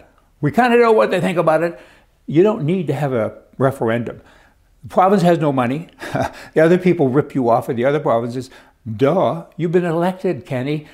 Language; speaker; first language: English; native; English